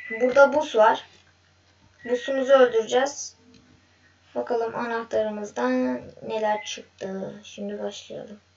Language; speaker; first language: Turkish; native; Turkish